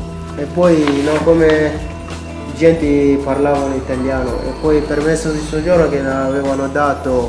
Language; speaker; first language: Italian; non-native, learner; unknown